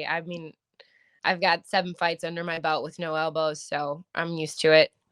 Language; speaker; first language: English; native; English